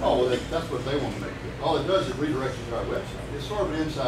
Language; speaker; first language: English; native; English